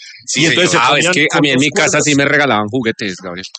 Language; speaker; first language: Spanish; native; Spanish